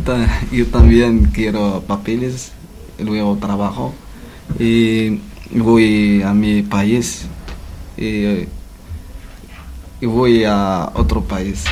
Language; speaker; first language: Spanish; non-native, learner; Arabic